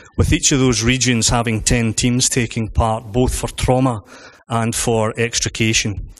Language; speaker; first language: English; native; English